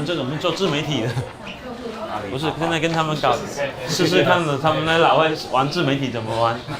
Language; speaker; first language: Chinese; native; Chinese